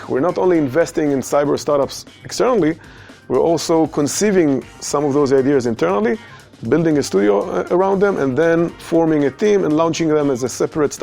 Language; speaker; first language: English; non-native, fluent; Hebrew